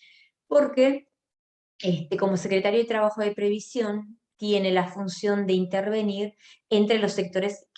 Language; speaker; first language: Spanish; native; Spanish